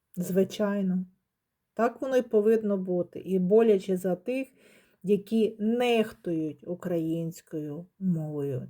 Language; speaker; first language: Ukrainian; native; Ukrainian